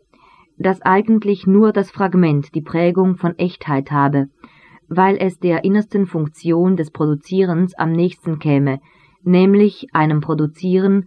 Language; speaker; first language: German; native; German